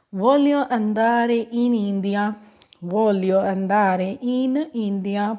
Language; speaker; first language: Italian; non-native, fluent; Punjabi